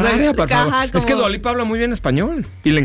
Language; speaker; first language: Spanish; native; Spanish